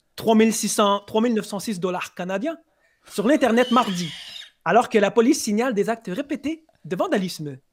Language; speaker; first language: French; native; French